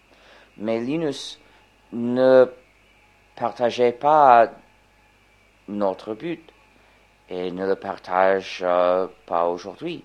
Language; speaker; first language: French; non-native, fluent; English